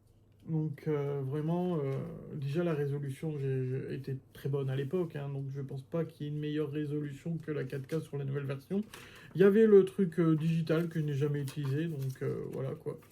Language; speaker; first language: French; native; French